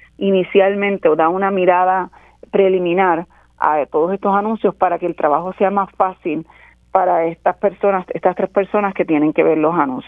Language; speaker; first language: Spanish; native; Spanish